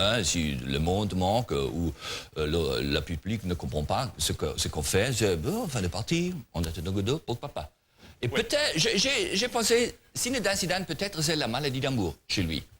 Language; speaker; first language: French; non-native, learner; German